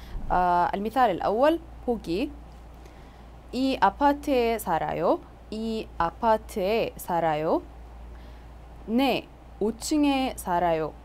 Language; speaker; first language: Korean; non-native, fluent; Arabic